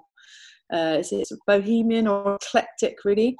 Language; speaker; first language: English; native; English